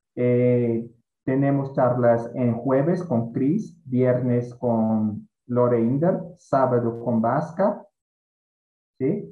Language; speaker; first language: Spanish; non-native, fluent; Portuguese